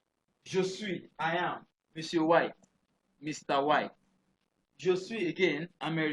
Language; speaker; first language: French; non-native, fluent; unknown